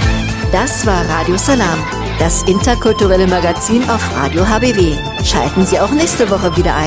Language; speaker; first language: German; native; German